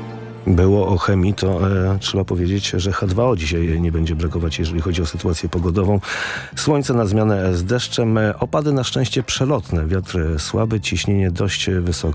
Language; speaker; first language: Polish; native; Polish